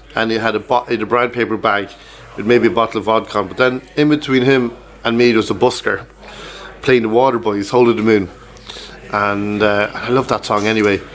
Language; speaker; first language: English; native; English